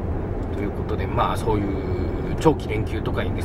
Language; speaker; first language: Japanese; native; Japanese